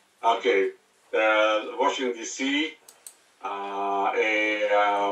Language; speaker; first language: French; non-native, learner; English